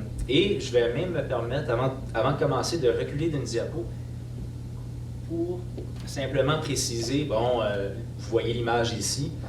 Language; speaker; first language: French; native; French